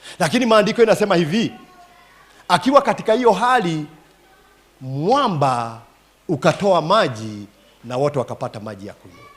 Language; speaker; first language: Swahili; non-native, local second language; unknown